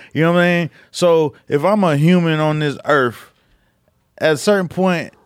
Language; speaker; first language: English; native; English